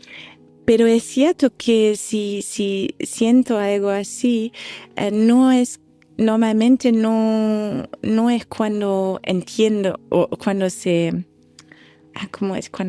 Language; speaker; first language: Spanish; non-native, fluent; German